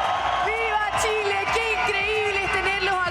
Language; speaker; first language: Spanish; native; Spanish